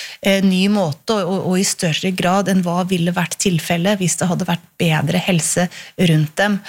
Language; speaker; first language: Norwegian; native; Norwegian